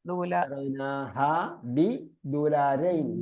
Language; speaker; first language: Arabic; non-native, learner; Malayalam